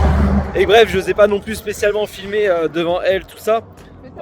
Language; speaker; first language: French; native; French